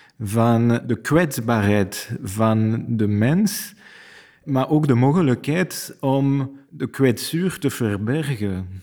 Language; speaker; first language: Dutch; non-native, fluent; French